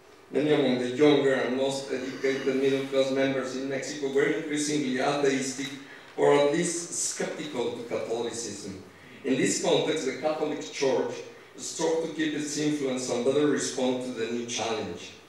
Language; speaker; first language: English; non-native, fluent; Spanish